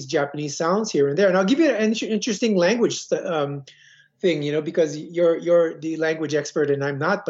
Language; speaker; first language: English; native; English